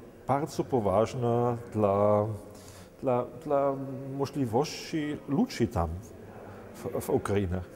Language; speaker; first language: Polish; non-native, learner; German